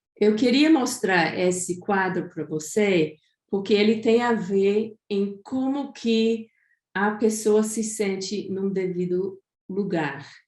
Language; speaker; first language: Portuguese; non-native, fluent; English